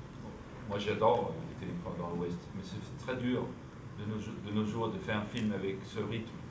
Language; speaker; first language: French; non-native, fluent; Danish